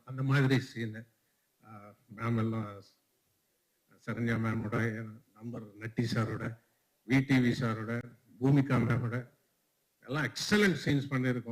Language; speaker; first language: Tamil; non-native, local second language; Telugu